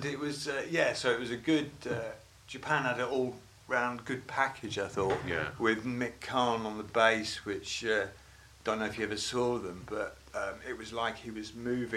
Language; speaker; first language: English; native; English